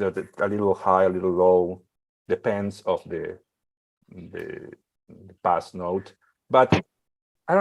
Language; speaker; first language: English; non-native, learner; Spanish